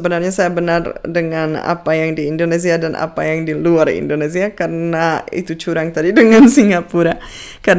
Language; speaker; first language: Indonesian; non-native, fluent; Czech